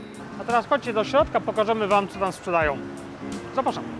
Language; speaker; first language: Polish; native; Polish